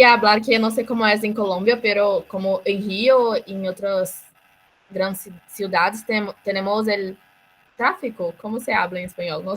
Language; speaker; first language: Spanish; non-native, learner; Portuguese